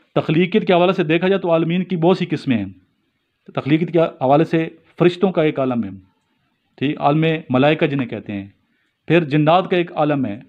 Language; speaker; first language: Urdu; native; Urdu